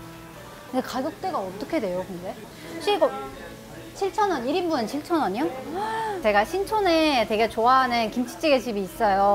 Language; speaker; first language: Korean; non-native, fluent; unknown